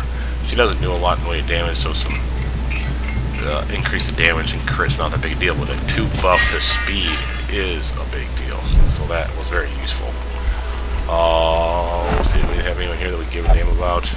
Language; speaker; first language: English; native; English